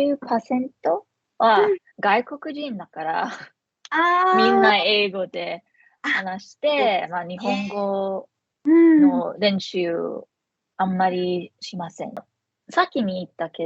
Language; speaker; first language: Japanese; non-native, fluent; English